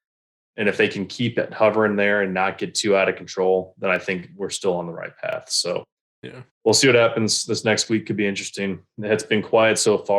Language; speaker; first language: English; native; English